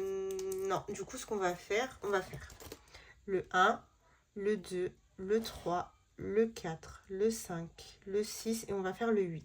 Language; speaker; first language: French; native; French